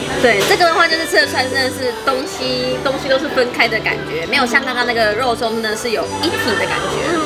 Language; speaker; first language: Chinese; native; Chinese